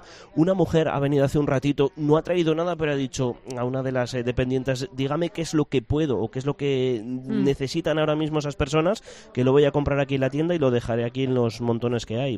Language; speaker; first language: Spanish; native; Spanish